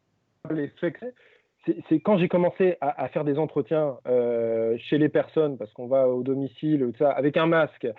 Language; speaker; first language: French; native; French